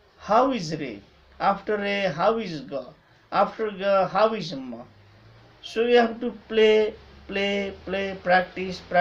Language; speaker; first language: English; non-native, local second language; Nepali